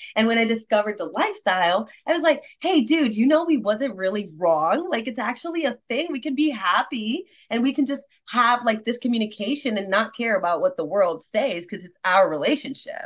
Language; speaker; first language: English; non-native, fluent; Spanish